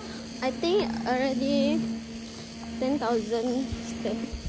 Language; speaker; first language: English; non-native, local second language; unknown